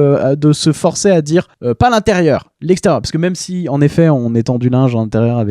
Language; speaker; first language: French; native; French